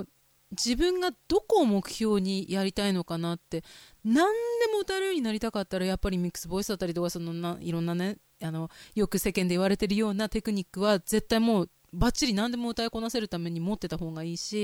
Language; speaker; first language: Japanese; native; Japanese